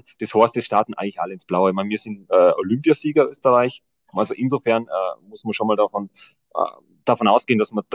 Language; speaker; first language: German; native; German